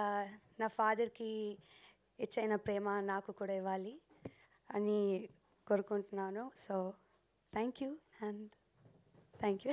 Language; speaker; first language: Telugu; non-native, learner; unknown